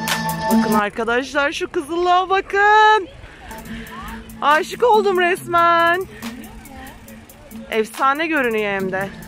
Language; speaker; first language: Turkish; native; Turkish